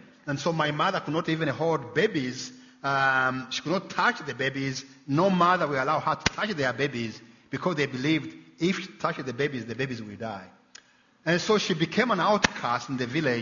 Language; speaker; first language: English; non-native, local second language; Kinyarwanda